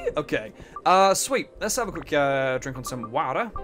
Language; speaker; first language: English; native; English